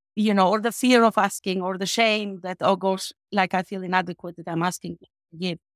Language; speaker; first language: English; non-native, fluent; Albanian